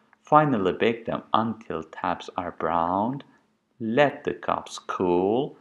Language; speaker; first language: English; non-native, fluent; Turkish